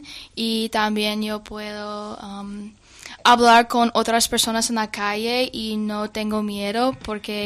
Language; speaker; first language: Spanish; non-native, learner; English